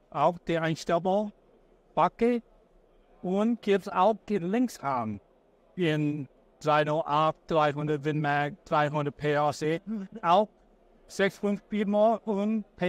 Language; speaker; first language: German; non-native, learner; English